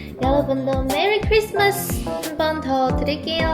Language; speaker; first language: Korean; non-native, learner; Chinese